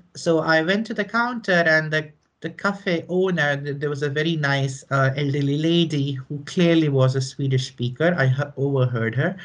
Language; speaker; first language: English; non-native, local second language; Hindi